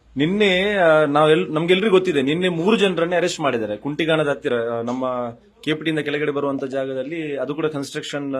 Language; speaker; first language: Kannada; native; Kannada